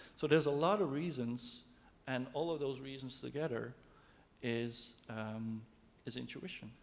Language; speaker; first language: English; non-native, fluent; Dutch